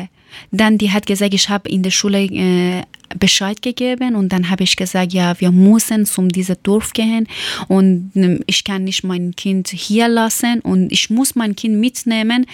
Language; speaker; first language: German; non-native, learner; Persian